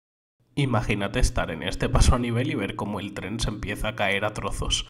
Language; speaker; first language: Spanish; native; Spanish